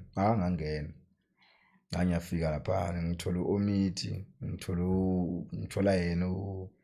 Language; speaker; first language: Zulu; native; Zulu